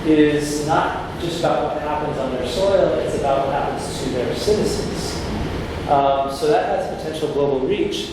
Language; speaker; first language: English; native; English